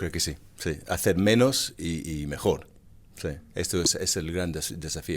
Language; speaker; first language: Spanish; non-native, fluent; English